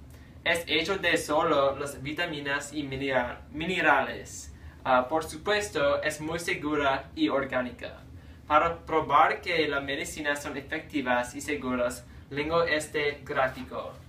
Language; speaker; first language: Spanish; non-native, learner; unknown